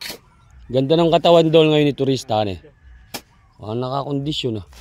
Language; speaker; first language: Filipino; native; Filipino